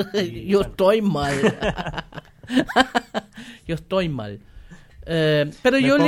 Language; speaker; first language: Spanish; non-native, fluent; German